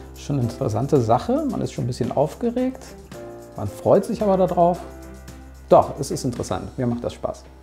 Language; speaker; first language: German; early bilingual, other home language; Spanish